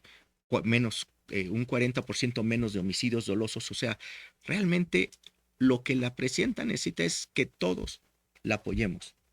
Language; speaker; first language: Spanish; native; Spanish